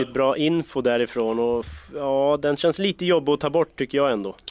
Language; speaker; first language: Swedish; native; Swedish